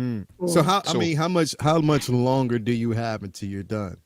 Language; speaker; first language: English; native; English